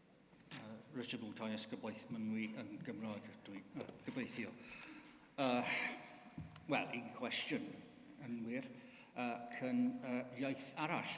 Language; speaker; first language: Welsh; non-native, learner; English